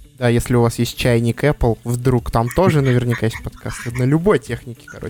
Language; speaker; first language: Russian; native; Russian